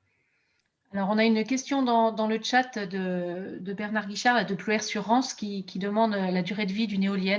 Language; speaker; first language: French; native; French